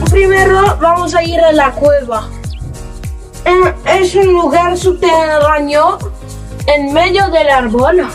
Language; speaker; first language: Spanish; non-native, fluent; French